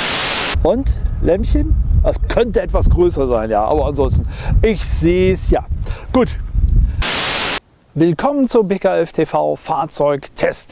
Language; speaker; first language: German; native; German